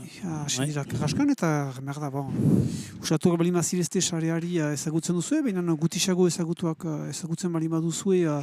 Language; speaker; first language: Basque; native; Basque